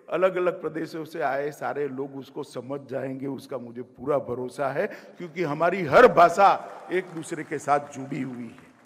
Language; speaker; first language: Hindi; non-native, local second language; Gujarati